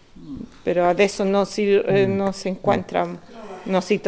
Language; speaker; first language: Italian; early bilingual, heritage; Spanish